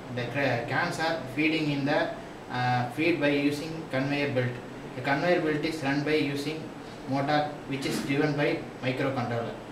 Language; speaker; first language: English; non-native, local second language; Tamil